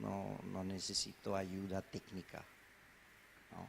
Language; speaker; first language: Spanish; non-native, fluent; German